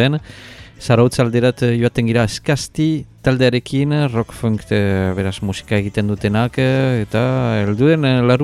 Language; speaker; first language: Basque; native; Basque